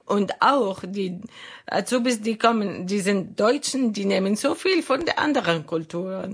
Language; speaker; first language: German; non-native, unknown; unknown